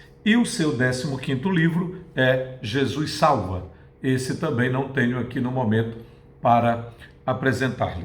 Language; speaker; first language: Portuguese; native; Portuguese